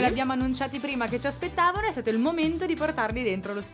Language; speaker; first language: Italian; native; Italian